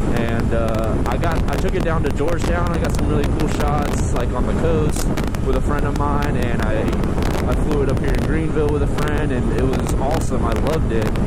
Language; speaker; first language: English; native; English